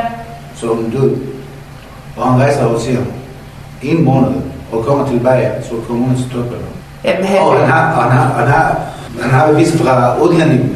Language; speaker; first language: Danish; non-native, learner; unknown